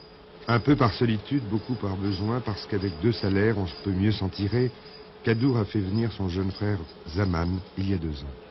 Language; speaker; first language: French; native; French